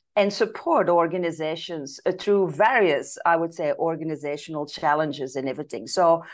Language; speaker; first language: English; non-native, fluent; Dutch